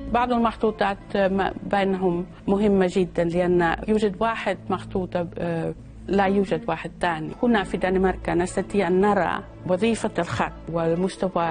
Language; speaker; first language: Arabic; non-native, fluent; Danish